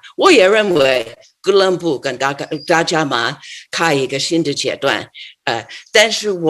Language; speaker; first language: Chinese; non-native, fluent; English